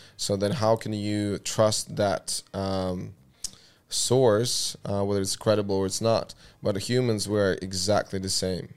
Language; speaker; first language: English; non-native, fluent; Russian